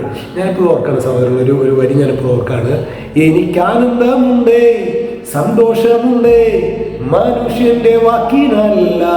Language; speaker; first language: Malayalam; native; Malayalam